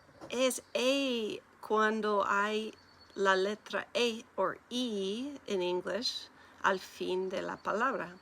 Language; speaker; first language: Spanish; non-native, learner; English